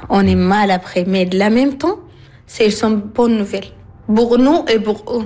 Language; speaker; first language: French; non-native, learner; Arabic